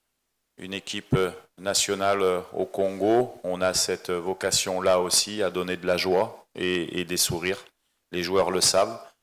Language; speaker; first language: French; native; French